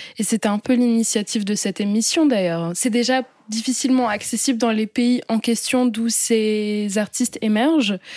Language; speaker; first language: French; native; French